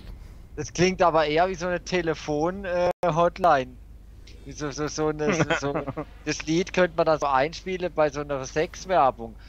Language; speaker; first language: German; native; German